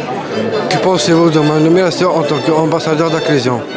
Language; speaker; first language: French; native; French